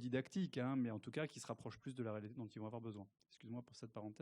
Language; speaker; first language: French; native; French